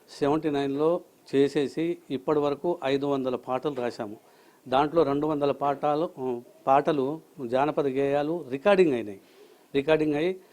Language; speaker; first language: Telugu; non-native, local second language; Lambadi